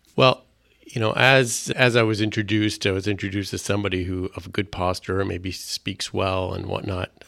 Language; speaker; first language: English; non-native, fluent; French